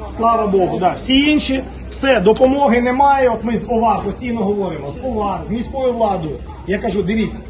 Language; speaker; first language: Ukrainian; non-native, local second language; Russian